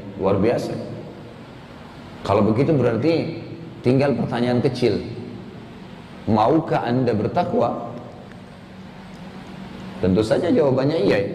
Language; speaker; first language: Indonesian; native; Indonesian